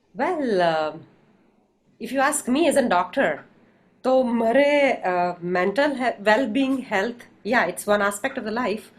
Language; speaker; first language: English; non-native, local second language; Gujarati